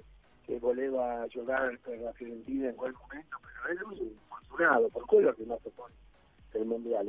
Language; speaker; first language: Italian; non-native, fluent; Spanish